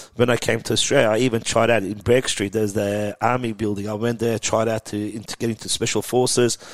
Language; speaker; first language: English; early bilingual, other home language; Persian